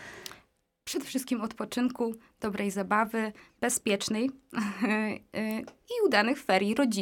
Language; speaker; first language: Polish; native; Polish